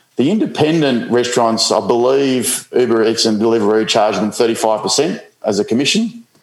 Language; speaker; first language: English; native; English